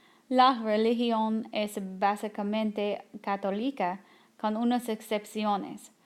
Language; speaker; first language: Spanish; non-native, learner; English